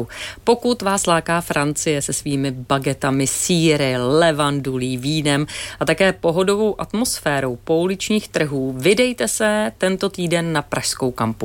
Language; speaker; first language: Czech; native; Czech